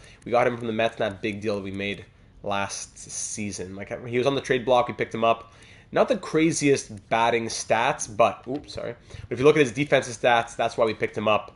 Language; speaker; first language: English; native; English